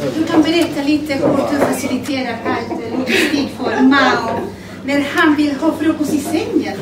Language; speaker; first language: Swedish; non-native, fluent; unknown